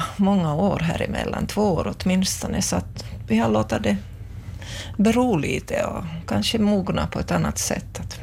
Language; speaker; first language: Swedish; native; Swedish